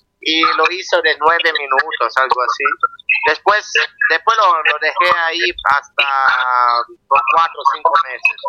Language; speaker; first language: Spanish; non-native, fluent; Italian